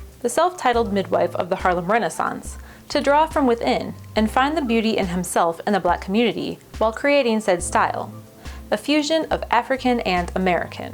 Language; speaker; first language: English; native; English